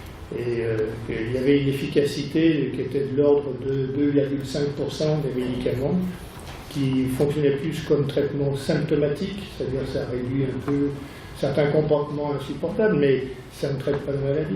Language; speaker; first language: French; native; French